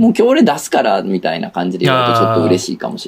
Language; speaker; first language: Japanese; native; Japanese